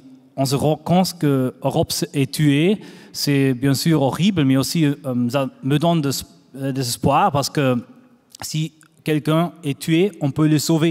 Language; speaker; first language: French; non-native, fluent; German